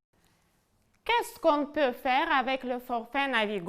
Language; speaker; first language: French; non-native, fluent; Ukrainian